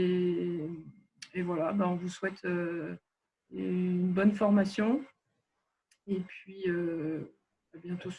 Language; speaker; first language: French; native; French